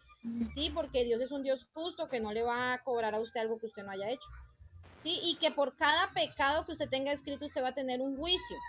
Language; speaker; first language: Spanish; native; Spanish